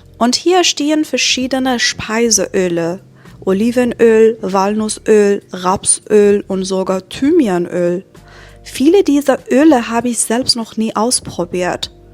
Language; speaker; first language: German; non-native, fluent; Persian